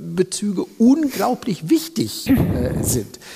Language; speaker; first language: German; native; German